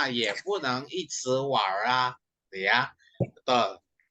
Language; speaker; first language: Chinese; non-native, fluent; Indonesian